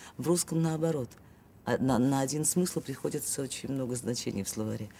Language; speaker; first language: Russian; native; Russian